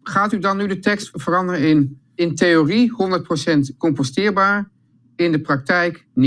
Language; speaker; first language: Dutch; native; Dutch